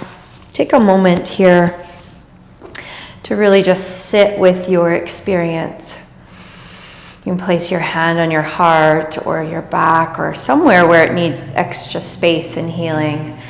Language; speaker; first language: English; native; English